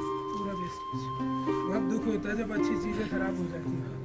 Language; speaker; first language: Hindi; non-native, local second language; Bangla